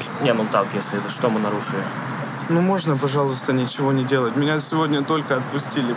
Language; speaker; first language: Russian; native; Russian